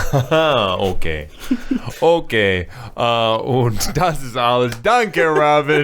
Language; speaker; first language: German; non-native, learner; English